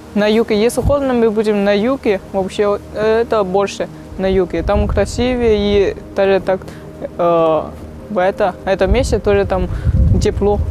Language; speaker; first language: Russian; non-native, learner; Chinese